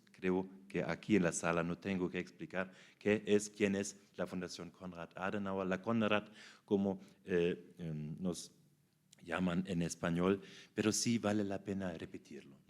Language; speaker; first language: Spanish; non-native, fluent; German